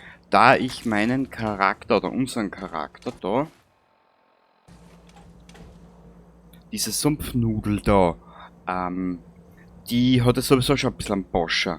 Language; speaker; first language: German; native; German